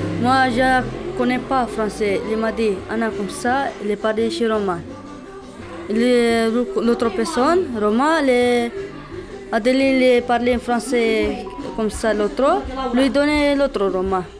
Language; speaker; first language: French; non-native, learner; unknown